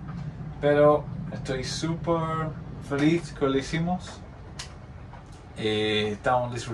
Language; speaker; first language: Spanish; non-native, fluent; English